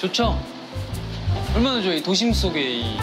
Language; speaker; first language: Korean; native; Korean